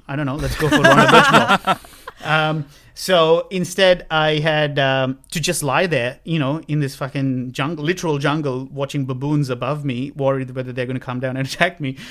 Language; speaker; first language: English; non-native, local second language; Sinhala